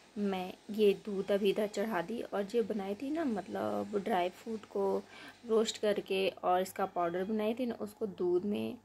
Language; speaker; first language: Hindi; native; Hindi